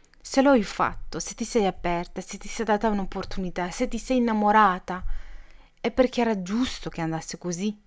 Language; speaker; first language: Italian; native; Italian